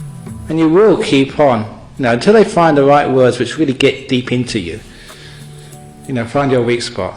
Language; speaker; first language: English; native; English